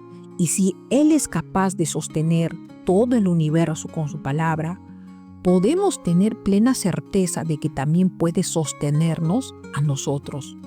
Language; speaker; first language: Spanish; native; Spanish